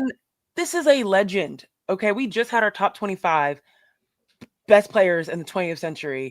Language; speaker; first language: English; native; English